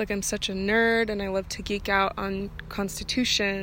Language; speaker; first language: English; native; English